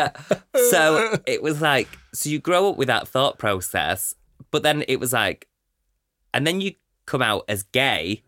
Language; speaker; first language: English; native; English